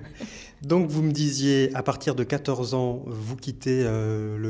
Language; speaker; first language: French; native; French